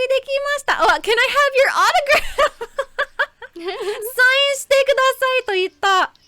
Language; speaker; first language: Japanese; non-native, learner; English